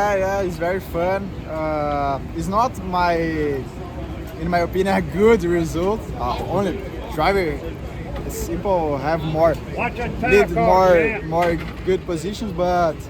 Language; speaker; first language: English; non-native, learner; Portuguese